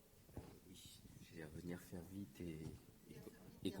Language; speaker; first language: French; native; French